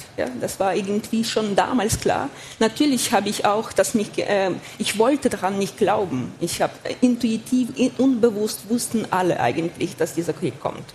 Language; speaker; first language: German; non-native, fluent; Ukrainian